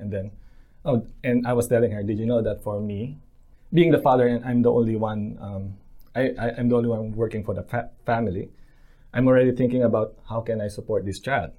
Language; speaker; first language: English; non-native, local second language; Filipino